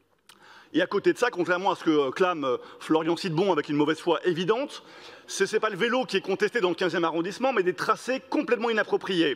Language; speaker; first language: French; native; French